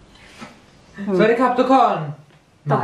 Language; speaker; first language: Thai; early bilingual, heritage; Thai